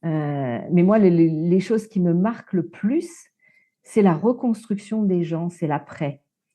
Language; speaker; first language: French; native; French